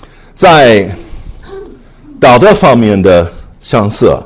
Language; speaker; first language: Chinese; non-native, fluent; English